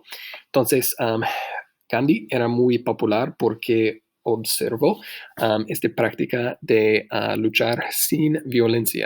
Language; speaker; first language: Spanish; non-native, fluent; English